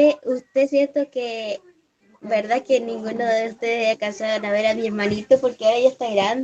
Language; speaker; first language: Spanish; native; Spanish